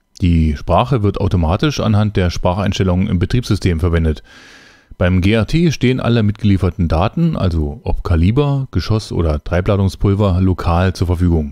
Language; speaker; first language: German; native; German